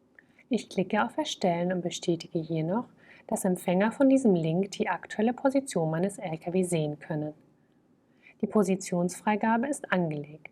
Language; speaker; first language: German; native; German